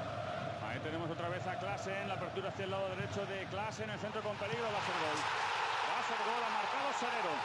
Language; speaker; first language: Spanish; native; Spanish